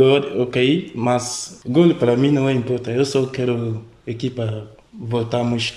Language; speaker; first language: Portuguese; non-native, learner; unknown